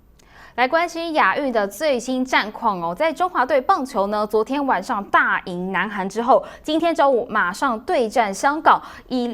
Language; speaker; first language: Chinese; native; Chinese